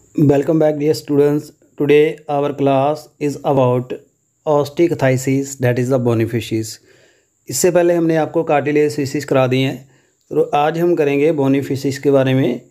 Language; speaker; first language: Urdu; non-native, local second language; Punjabi